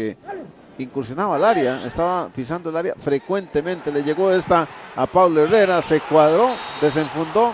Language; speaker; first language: Spanish; native; Spanish